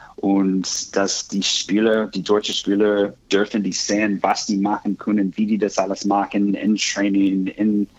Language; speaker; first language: German; non-native, learner; English